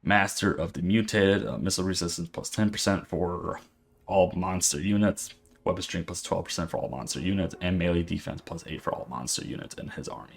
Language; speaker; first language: English; native; English